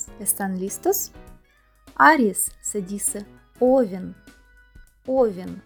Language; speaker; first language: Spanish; non-native, fluent; Russian